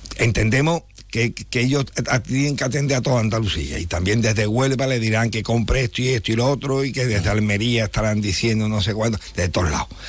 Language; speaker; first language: Spanish; native; Spanish